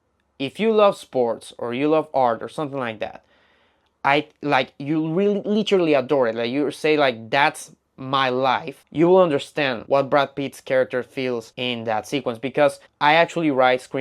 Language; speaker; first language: English; non-native, fluent; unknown